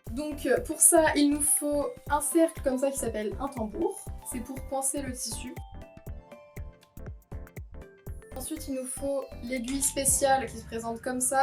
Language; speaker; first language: French; native; French